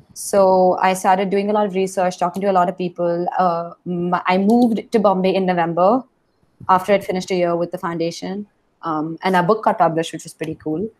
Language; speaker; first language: English; non-native, local second language; Hindi